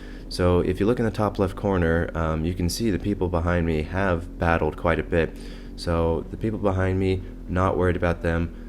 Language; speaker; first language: English; native; English